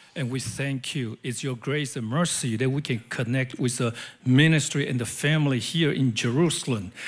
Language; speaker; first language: English; non-native, learner; Chinese